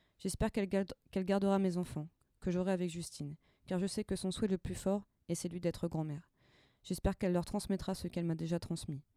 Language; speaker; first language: French; native; French